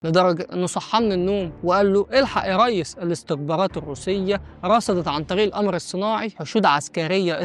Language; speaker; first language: Arabic; native; Arabic